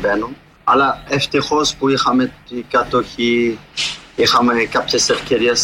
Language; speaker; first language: Greek; non-native, fluent; French